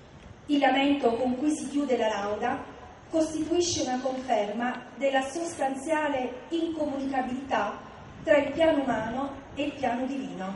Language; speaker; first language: Italian; native; Italian